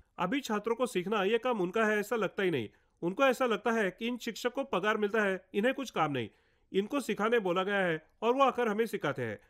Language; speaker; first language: Hindi; non-native, local second language; Marathi